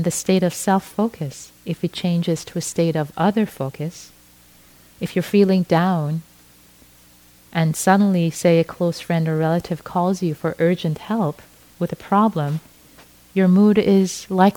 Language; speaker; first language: English; non-native, fluent; Persian